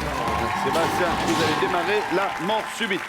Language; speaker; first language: French; native; French